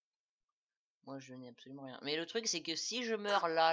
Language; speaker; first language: French; native; French